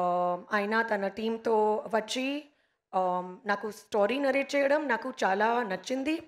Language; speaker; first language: Telugu; non-native, local second language; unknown